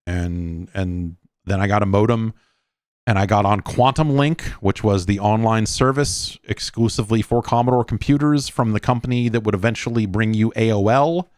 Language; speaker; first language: English; native; English